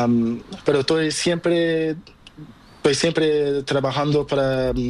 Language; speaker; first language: Spanish; non-native, learner; Portuguese